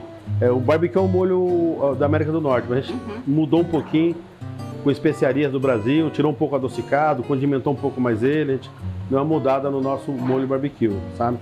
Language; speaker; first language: Portuguese; native; Portuguese